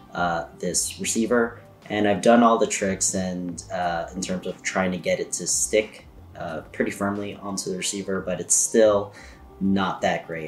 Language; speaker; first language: English; native; English